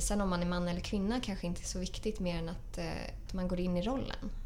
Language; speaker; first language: Swedish; native; Swedish